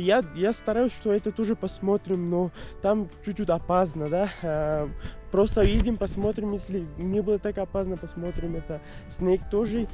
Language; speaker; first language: Russian; non-native, learner; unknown